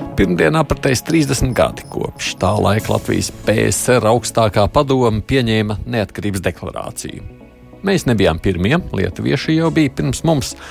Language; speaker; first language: Latvian; native; Latvian